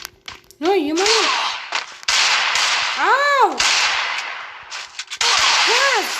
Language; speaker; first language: Russian; non-native, local second language; Kazakh